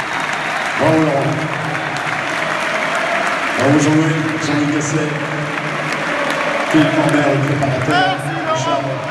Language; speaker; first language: French; native; French